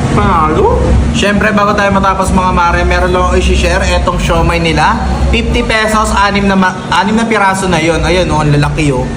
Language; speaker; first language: Filipino; native; Filipino